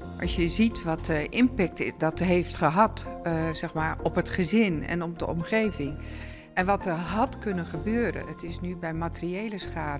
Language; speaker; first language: Dutch; native; Dutch